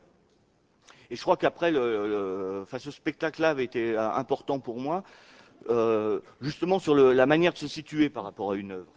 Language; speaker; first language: French; native; French